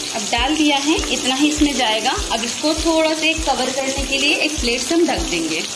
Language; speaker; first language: Hindi; non-native, local second language; Bangla